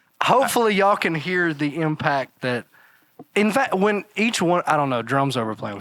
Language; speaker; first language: English; native; English